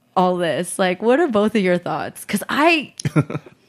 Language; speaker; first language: English; early bilingual, other home language; Korean